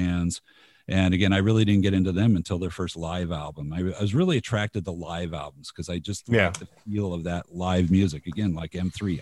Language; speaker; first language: English; native; English